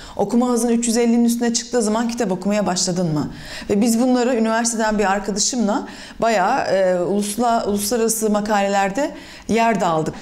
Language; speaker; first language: Turkish; early bilingual, other home language; German